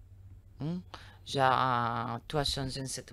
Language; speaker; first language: French; non-native, learner; Italian